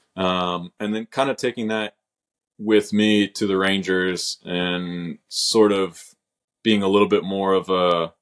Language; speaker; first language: English; native; English